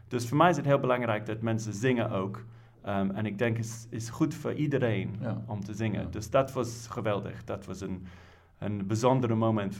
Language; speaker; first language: Dutch; non-native, fluent; English